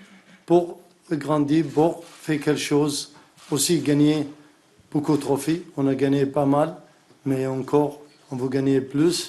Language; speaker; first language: French; non-native, learner; Arabic